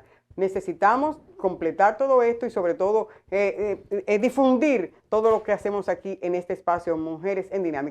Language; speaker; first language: Spanish; native; Spanish